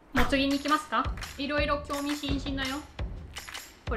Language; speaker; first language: Japanese; non-native, fluent; German